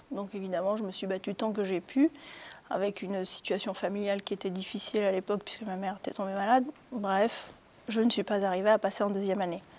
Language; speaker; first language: French; early bilingual, other home language; Arabic